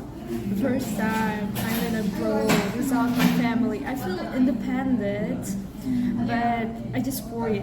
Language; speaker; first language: English; non-native, learner; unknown